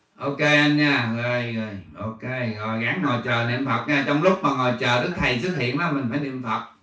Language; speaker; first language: Vietnamese; native; Vietnamese